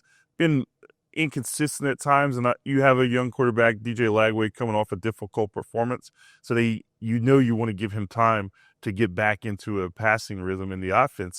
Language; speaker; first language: English; native; English